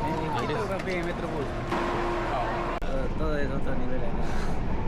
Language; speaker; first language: Spanish; non-native, local second language; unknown